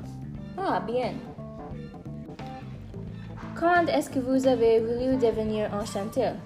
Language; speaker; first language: French; non-native, learner; English